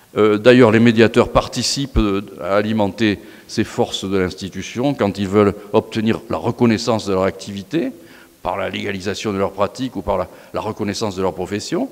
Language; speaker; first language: French; native; French